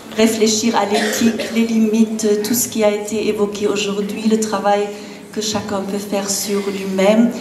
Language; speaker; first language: French; non-native, fluent; German